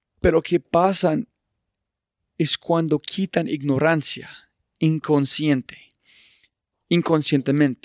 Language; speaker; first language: Spanish; non-native, fluent; English